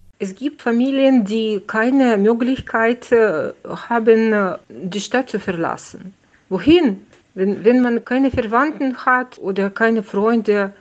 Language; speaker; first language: German; non-native, fluent; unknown